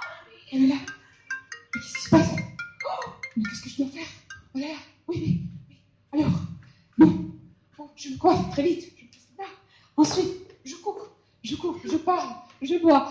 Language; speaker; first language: French; non-native, fluent; Russian